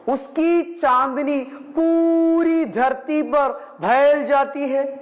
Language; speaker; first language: Hindi; non-native, local second language; Malayalam